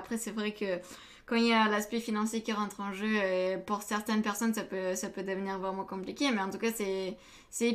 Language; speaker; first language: French; native; French